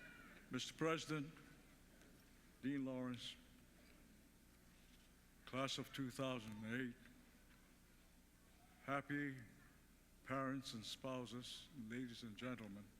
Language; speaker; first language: English; early bilingual, other home language; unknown